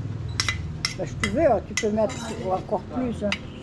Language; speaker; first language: French; non-native, fluent; Portuguese